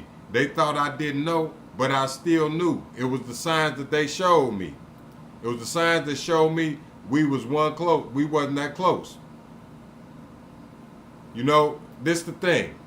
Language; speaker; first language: English; native; English